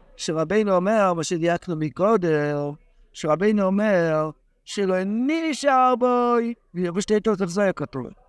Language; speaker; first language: Hebrew; non-native, fluent; English